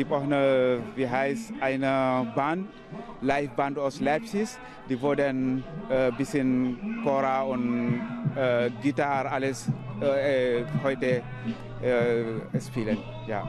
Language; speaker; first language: German; non-native, learner; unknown